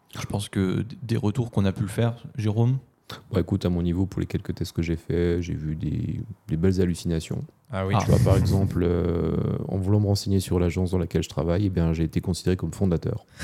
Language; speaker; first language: French; native; French